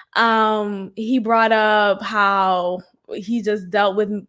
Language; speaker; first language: English; early bilingual, other home language; Haitian Creole